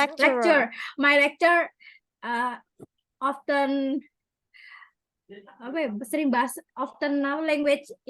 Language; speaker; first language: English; non-native, learner; Indonesian